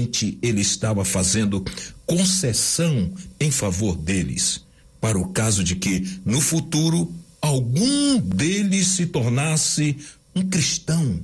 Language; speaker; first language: Portuguese; native; Portuguese